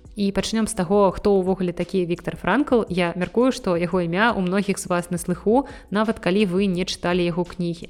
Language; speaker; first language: Belarusian; native; Belarusian